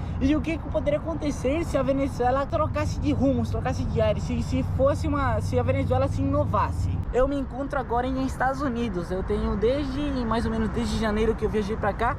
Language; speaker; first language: Portuguese; non-native, fluent; Spanish